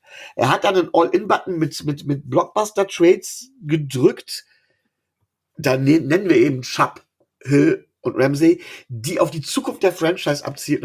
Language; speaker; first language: German; native; German